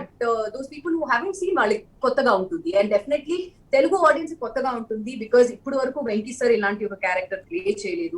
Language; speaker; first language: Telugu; non-native, local second language; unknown